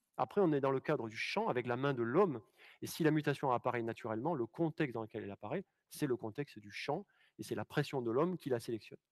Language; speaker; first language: French; native; French